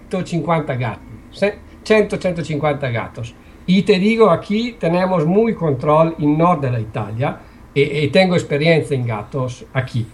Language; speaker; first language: Spanish; non-native, learner; Italian